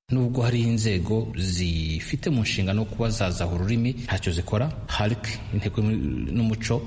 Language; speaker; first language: Kinyarwanda; native; Kinyarwanda